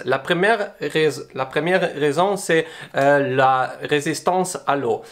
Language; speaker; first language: French; non-native, learner; English